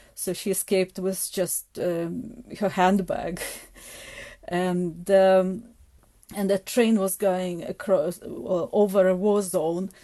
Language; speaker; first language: English; non-native, fluent; Ukrainian